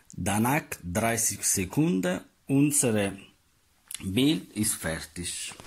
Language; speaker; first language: German; non-native, learner; Italian